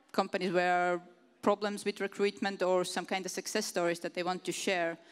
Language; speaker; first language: English; non-native, fluent; Estonian